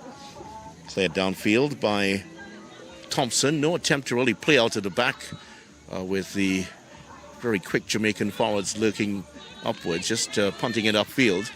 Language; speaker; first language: English; native; English